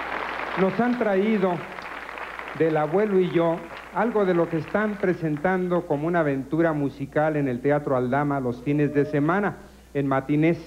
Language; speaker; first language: Spanish; native; Spanish